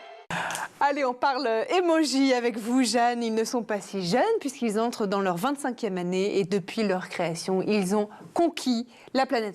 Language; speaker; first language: French; native; French